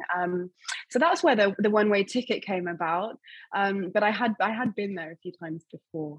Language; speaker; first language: English; native; English